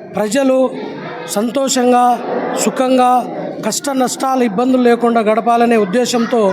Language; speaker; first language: Telugu; non-native, local second language; Lambadi